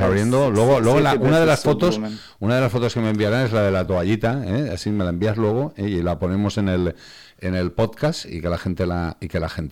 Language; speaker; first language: Spanish; native; Spanish